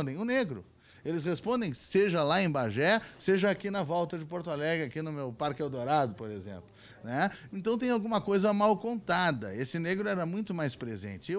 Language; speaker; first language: Portuguese; native; Portuguese